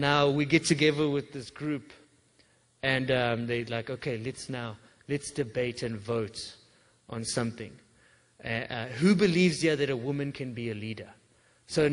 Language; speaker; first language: English; native; English